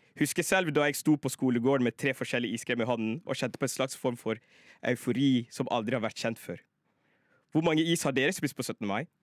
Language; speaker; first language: Norwegian; native; Norwegian